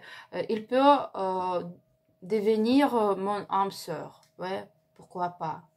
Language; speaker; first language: French; non-native, learner; Ukrainian